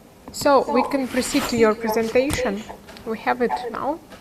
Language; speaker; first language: English; non-native, fluent; Romanian